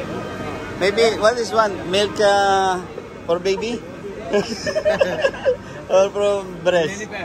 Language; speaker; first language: English; non-native, learner; Filipino